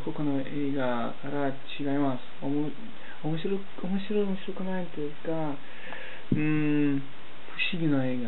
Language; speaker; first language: Japanese; non-native, learner; Russian